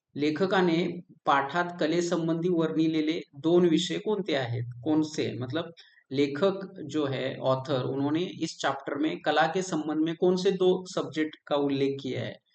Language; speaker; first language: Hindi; non-native, local second language; Marathi